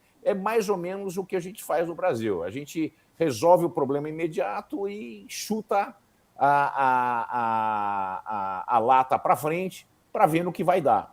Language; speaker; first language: Portuguese; native; Portuguese